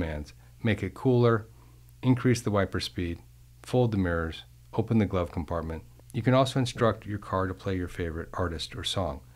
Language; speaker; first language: English; native; English